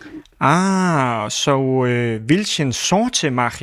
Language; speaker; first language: German; non-native, learner; Danish